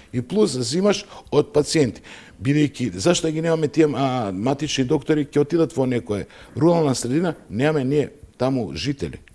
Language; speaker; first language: Macedonian; native; Macedonian